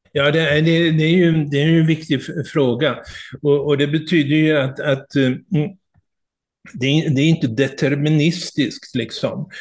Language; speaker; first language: Swedish; native; Swedish